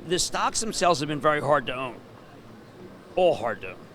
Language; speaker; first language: English; native; English